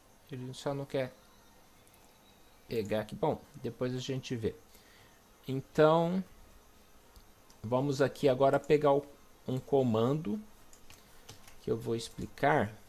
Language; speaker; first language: Portuguese; native; Portuguese